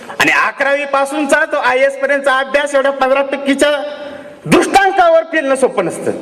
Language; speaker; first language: Marathi; non-native, local second language; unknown